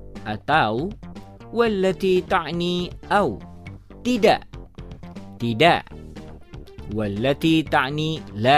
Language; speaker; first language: Arabic; non-native, fluent; Indonesian